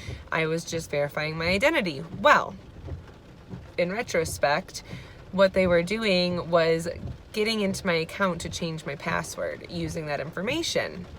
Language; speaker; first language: English; native; English